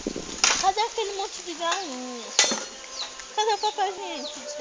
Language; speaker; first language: Portuguese; native; Portuguese